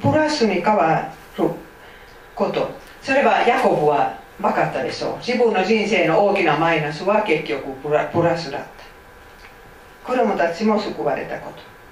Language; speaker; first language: Japanese; non-native, fluent; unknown